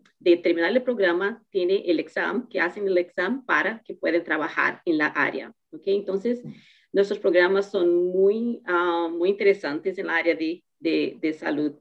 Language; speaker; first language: Spanish; non-native, learner; Portuguese